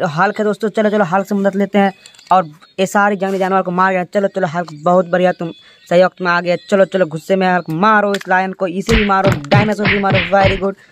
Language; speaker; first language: Hindi; native; Hindi